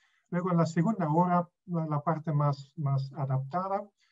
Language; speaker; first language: Spanish; non-native, fluent; Dutch